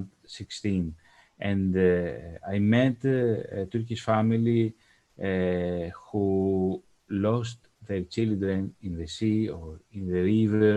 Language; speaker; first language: English; non-native, fluent; Greek